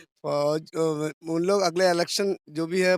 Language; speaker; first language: Hindi; native; Hindi